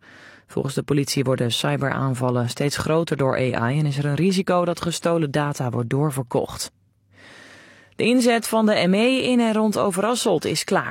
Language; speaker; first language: Dutch; native; Dutch